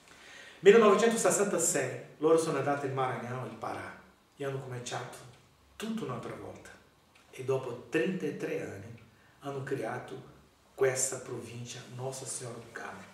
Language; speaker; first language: Italian; non-native, learner; Portuguese